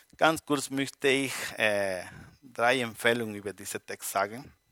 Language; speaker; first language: German; non-native, learner; Spanish